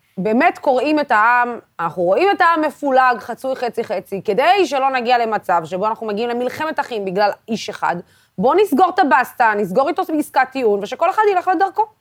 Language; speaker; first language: Hebrew; non-native, local second language; Arabic